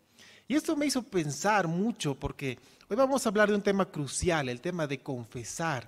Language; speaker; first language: Spanish; native; Spanish